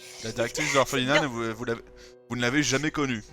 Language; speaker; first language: French; native; French